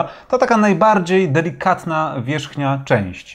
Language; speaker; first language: Polish; native; Polish